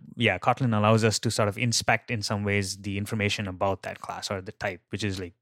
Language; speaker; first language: English; non-native, local second language; Tamil